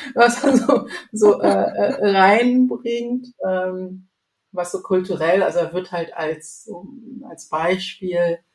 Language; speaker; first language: German; non-native, fluent; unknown